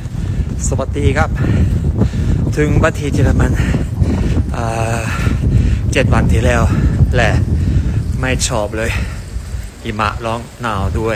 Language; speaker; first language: Thai; non-native, learner; German